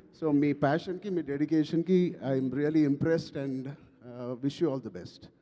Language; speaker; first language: Telugu; native; Telugu